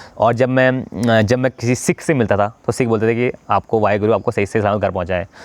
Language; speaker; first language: Hindi; native; Hindi